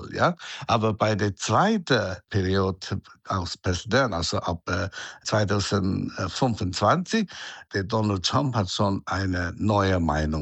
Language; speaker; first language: German; non-native, fluent; Chinese